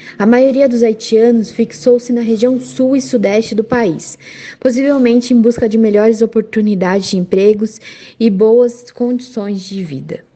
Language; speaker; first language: Portuguese; native; Portuguese